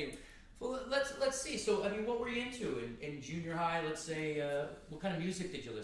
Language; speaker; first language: English; native; English